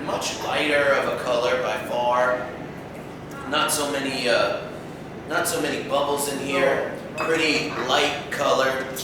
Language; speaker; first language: English; native; English